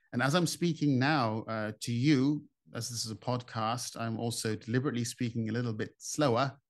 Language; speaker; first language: English; native; English